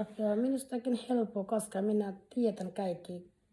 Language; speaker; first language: Finnish; non-native, learner; Bangla